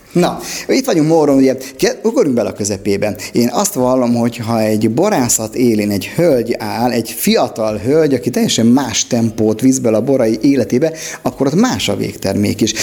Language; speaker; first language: Hungarian; native; Hungarian